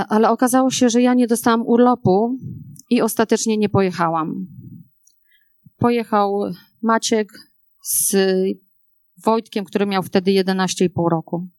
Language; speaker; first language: Polish; native; Polish